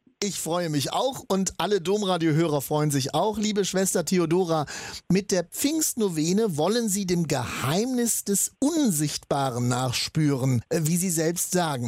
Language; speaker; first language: German; native; German